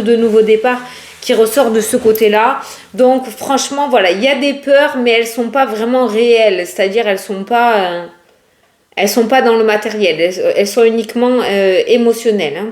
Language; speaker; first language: French; native; French